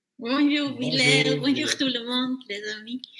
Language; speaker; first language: French; non-native, fluent; Dutch